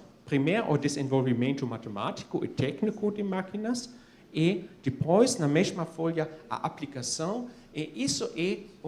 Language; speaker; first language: Portuguese; non-native, fluent; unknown